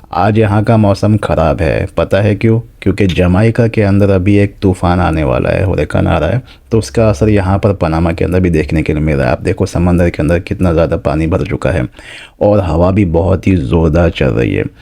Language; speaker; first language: Hindi; native; Hindi